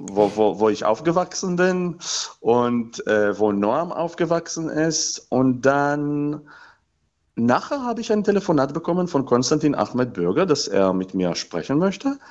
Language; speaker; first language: German; non-native, fluent; Hebrew